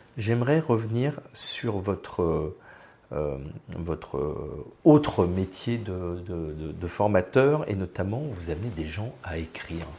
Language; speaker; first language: French; native; French